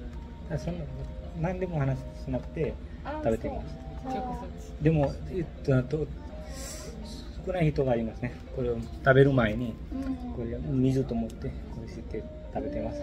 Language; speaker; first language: Japanese; non-native, learner; Hindi